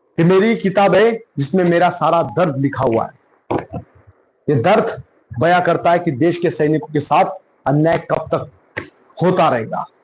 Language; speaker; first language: Hindi; non-native, local second language; Marathi